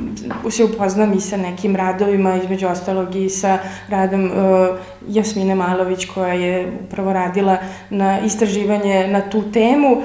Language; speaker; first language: Serbian; native; Serbian